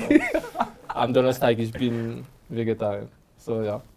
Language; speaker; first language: German; non-native, learner; French